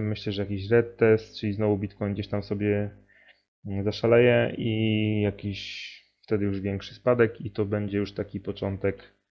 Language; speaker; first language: Polish; native; Polish